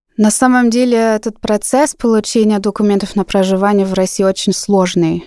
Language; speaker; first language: Russian; non-native, fluent; German